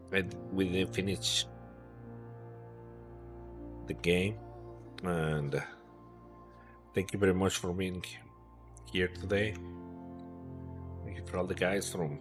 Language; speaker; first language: English; non-native, fluent; Spanish